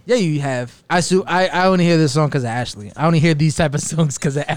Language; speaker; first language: English; native; English